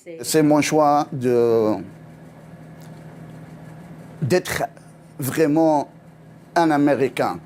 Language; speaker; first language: French; non-native, learner; Arabic